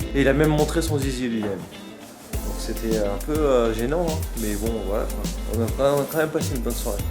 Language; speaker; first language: French; native; French